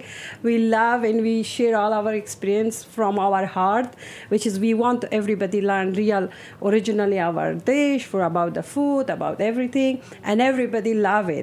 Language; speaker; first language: English; non-native, learner; Persian